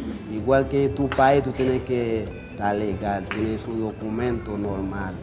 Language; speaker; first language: Spanish; non-native, learner; Haitian Creole